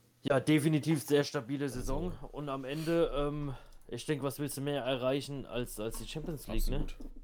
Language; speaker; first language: German; native; German